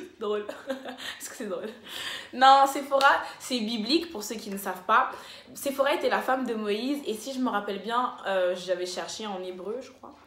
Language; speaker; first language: French; early bilingual, other home language; Lingala